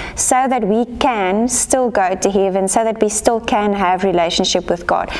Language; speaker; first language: English; non-native, local second language; Afrikaans